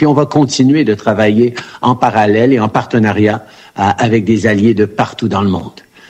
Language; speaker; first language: French; early bilingual, heritage; French